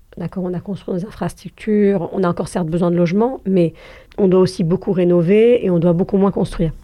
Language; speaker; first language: French; non-native, local second language; Arabic